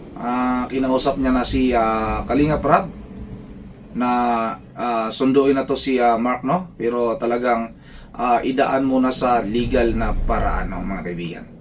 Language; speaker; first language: Filipino; native; Filipino